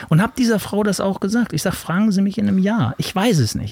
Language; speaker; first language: German; native; German